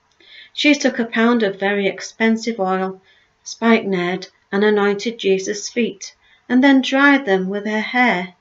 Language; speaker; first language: English; native; English